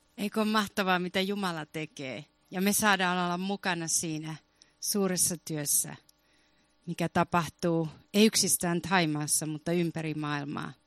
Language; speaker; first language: Finnish; early bilingual, heritage; Finnish